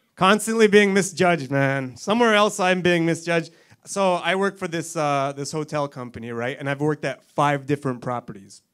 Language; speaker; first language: English; native; English